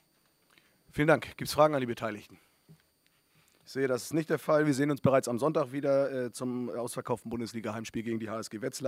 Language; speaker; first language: German; native; German